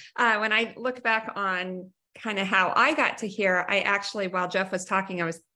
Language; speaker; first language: English; native; English